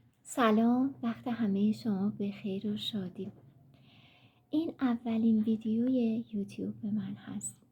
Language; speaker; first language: Persian; native; Persian